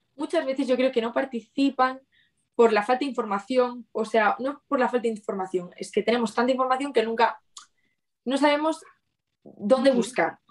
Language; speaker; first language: Spanish; native; Spanish